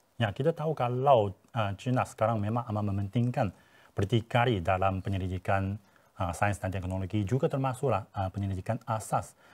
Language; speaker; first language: Malay; non-native, fluent; Chinese